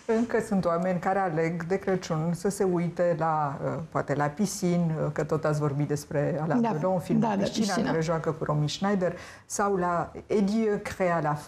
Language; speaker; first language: Romanian; native; Romanian